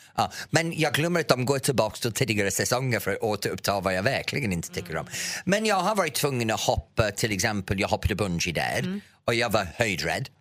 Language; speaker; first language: Swedish; non-native, fluent; English